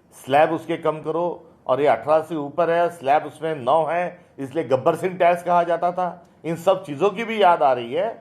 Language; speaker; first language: Hindi; non-native, local second language; Marathi